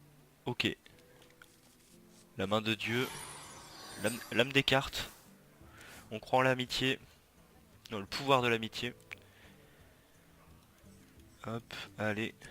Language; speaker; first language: French; native; French